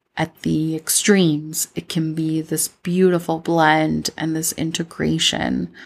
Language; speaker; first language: English; early bilingual, other home language; Spanish